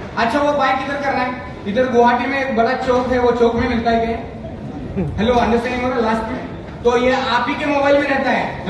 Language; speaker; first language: Hindi; non-native, local second language; Marathi